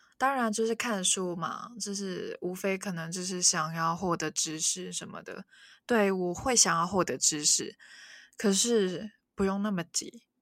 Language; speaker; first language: Chinese; non-native, local second language; Cantonese